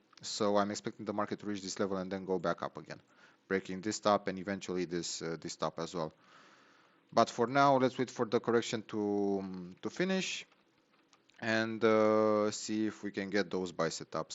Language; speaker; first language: English; non-native, fluent; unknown